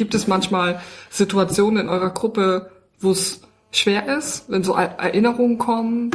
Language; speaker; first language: German; native; German